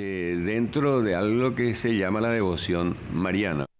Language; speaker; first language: Spanish; native; Spanish